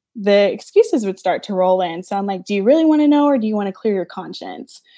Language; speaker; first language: English; native; English